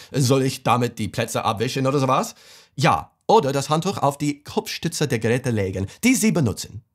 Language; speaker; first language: German; non-native, fluent; English